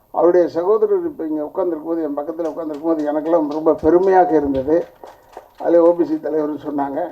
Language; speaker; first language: Tamil; non-native, local second language; Telugu